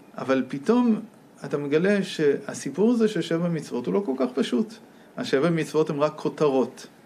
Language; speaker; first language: Hebrew; non-native, fluent; English